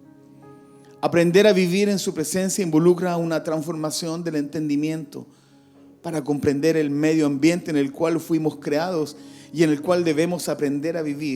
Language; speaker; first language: Spanish; native; Spanish